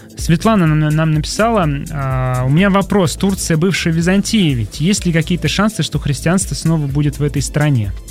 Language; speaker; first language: Russian; native; Russian